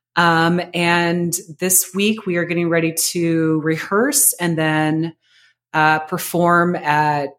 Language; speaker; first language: English; native; English